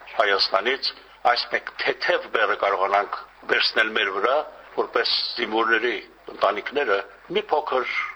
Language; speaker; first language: Armenian; early bilingual, heritage; Armenian